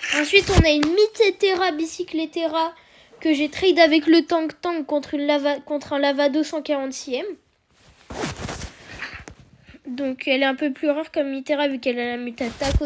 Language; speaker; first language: French; native; French